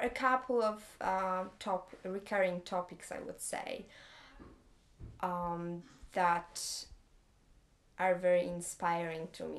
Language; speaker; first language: English; non-native, fluent; Polish